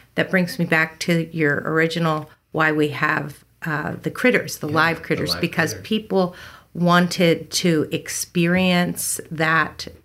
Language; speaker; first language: English; native; English